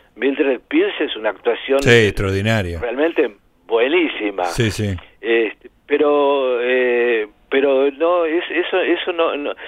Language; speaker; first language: Spanish; native; Spanish